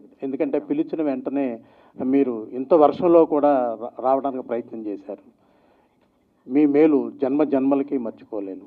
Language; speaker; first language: Telugu; native; Telugu